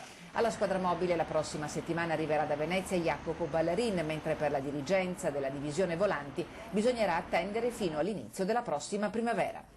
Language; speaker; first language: Italian; native; Italian